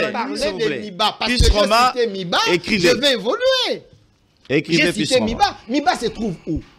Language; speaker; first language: French; non-native, local second language; Lingala